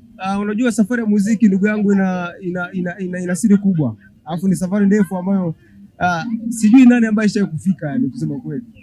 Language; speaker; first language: Swahili; native; Swahili